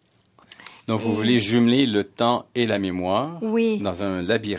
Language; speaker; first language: French; native; French